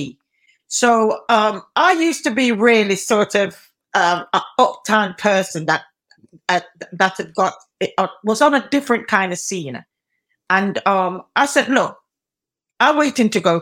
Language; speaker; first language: English; native; English